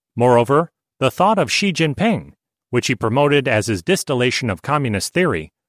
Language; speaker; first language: English; non-native, fluent; Hungarian